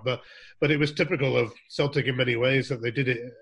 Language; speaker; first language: English; native; English